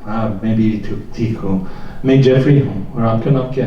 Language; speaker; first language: Hindi; non-native, learner; English